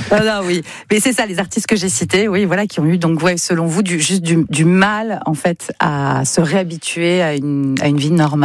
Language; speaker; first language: French; native; French